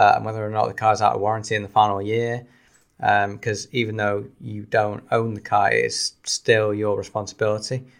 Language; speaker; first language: English; native; English